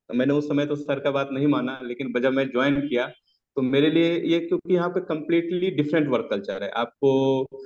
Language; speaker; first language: Hindi; native; Hindi